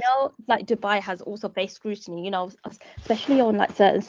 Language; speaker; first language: English; native; English